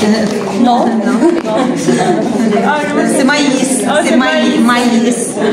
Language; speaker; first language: French; non-native, local second language; Arabic